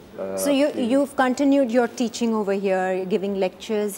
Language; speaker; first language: English; non-native, local second language; Urdu